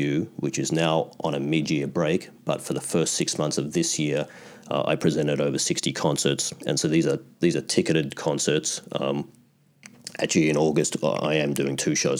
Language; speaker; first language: English; native; English